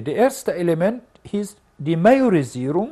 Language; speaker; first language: German; non-native, fluent; Arabic